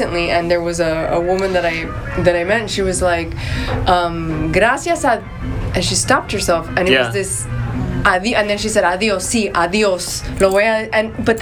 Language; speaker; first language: English; native; English